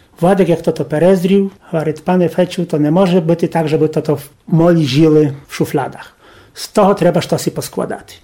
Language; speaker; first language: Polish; non-native, local second language; Rusyn